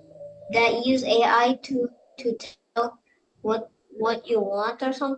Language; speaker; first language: English; non-native, fluent; Indonesian